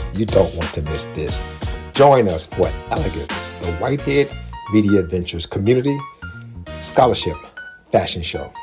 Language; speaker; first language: English; native; English